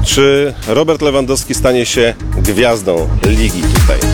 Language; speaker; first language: Polish; native; Polish